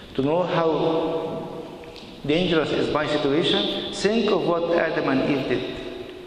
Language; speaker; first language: English; non-native, fluent; Arabic